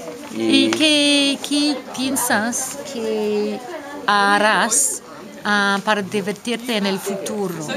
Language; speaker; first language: Spanish; non-native, fluent; English